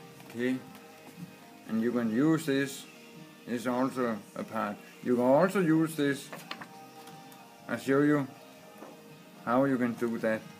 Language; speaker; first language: English; non-native, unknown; Danish